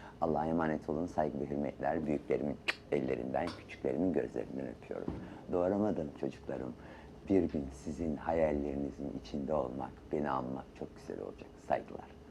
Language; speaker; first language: Turkish; native; Turkish